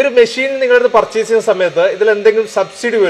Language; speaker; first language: Malayalam; native; Malayalam